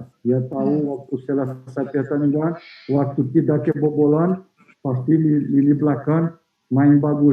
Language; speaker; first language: Indonesian; non-native, fluent; Portuguese